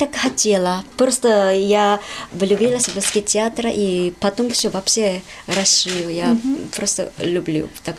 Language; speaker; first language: Russian; non-native, learner; Japanese